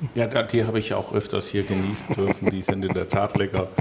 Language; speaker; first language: German; non-native, fluent; Danish